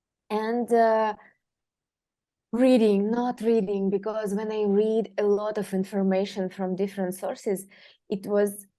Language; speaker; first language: English; non-native, fluent; Russian